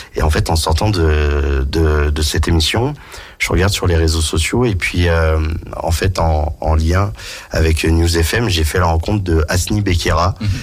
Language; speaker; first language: French; native; French